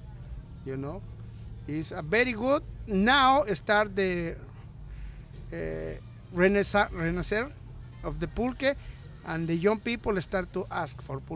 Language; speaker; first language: English; non-native, learner; Spanish